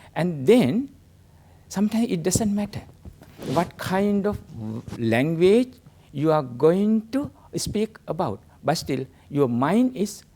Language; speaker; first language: English; non-native, local second language; Sinhala